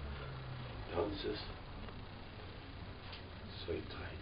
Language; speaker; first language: Spanish; non-native, fluent; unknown